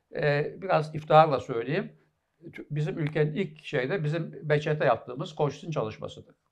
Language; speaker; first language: Turkish; native; Turkish